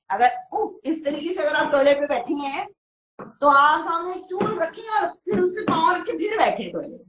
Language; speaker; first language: Urdu; native; Urdu